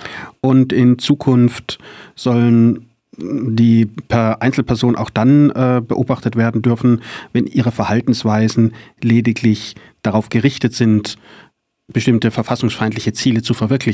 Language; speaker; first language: German; native; German